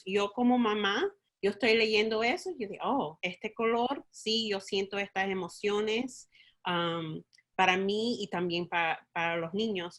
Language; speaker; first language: Spanish; early bilingual, heritage; Spanish